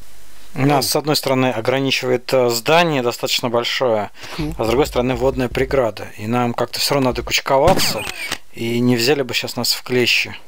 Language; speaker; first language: Russian; native; Russian